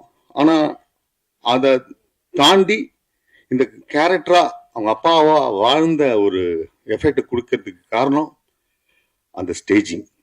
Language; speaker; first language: Tamil; native; Tamil